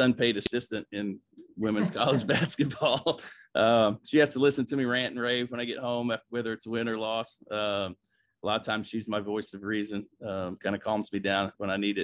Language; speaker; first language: English; native; English